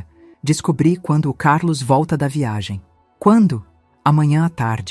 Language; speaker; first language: Portuguese; native; Portuguese